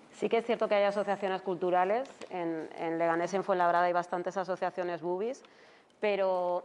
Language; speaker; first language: Spanish; native; Spanish